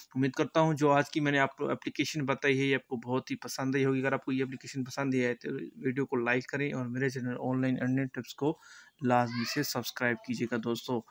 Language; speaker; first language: Urdu; native; Urdu